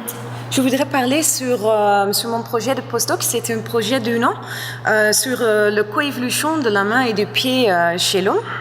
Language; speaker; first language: French; non-native, fluent; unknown